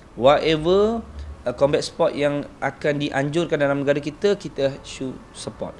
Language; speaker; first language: Malay; native; Malay